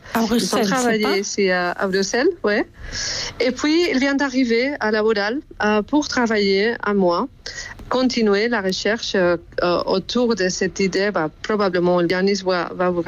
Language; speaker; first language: French; non-native, fluent; Spanish